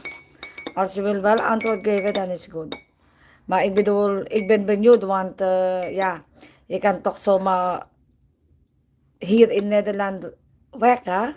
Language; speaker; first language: Dutch; non-native, learner; Filipino